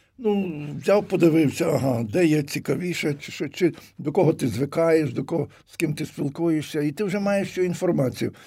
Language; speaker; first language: Ukrainian; native; Ukrainian